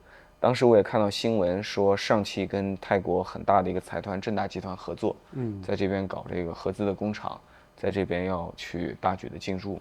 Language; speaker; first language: Chinese; native; Chinese